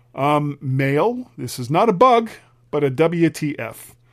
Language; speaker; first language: English; native; English